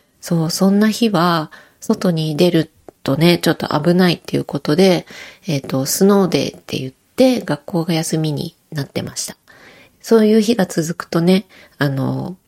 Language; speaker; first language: Japanese; native; Japanese